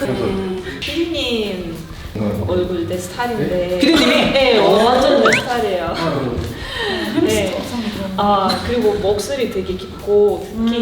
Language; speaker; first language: Korean; non-native, learner; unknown